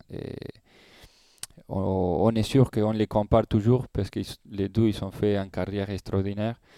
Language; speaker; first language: French; non-native, learner; Spanish